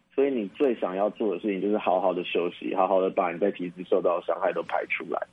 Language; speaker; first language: Chinese; native; Chinese